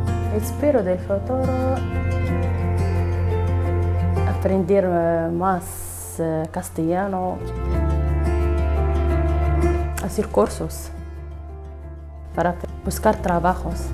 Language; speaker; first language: Spanish; non-native, learner; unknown